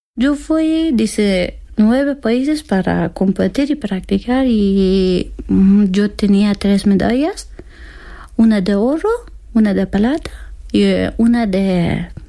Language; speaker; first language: Spanish; non-native, learner; Persian